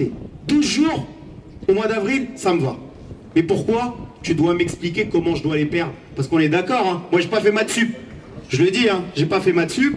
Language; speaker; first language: French; native; French